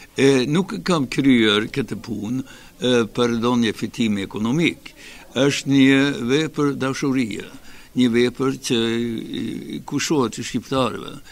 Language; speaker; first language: Albanian; non-native, fluent; Swedish